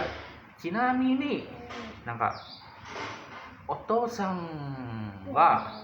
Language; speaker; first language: Japanese; non-native, learner; Indonesian